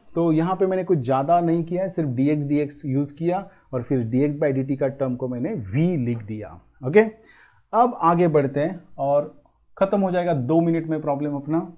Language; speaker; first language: Hindi; non-native, local second language; Marathi